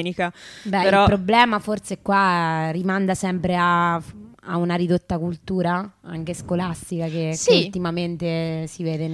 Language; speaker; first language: Italian; native; Italian